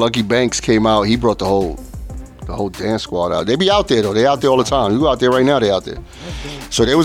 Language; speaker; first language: English; early bilingual, other home language; Spanish